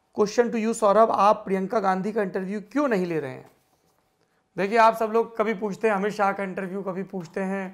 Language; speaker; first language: Hindi; native; Hindi